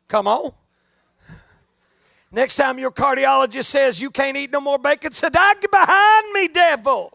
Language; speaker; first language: English; native; English